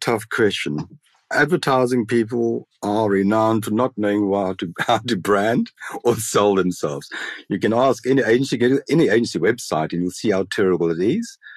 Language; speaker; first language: English; native; English